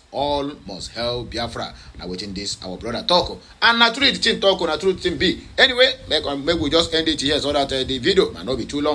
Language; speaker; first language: English; non-native, local second language; Igbo